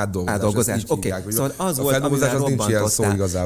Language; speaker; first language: Hungarian; native; Hungarian